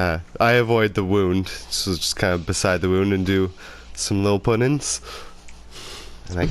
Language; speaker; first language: English; native; English